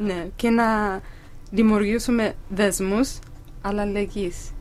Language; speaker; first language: Greek; non-native, learner; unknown